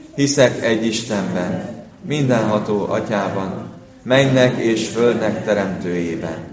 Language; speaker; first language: Hungarian; native; Hungarian